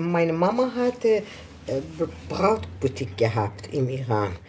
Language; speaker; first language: German; non-native, learner; Persian